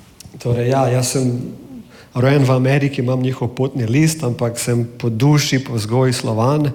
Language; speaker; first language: Slovenian; non-native, fluent; English